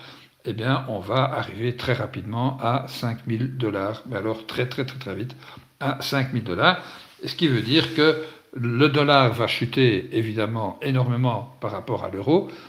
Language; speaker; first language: French; native; French